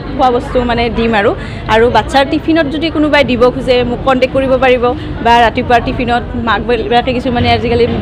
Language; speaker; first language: Assamese; native; Assamese